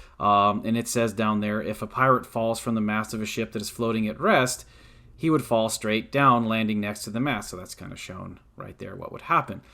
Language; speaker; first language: English; native; English